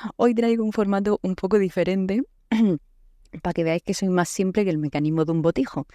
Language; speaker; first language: Spanish; native; Spanish